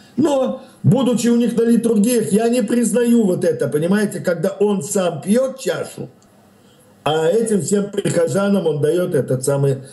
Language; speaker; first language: Russian; native; Russian